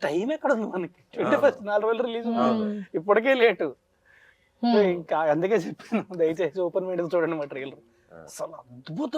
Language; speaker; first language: Telugu; native; Telugu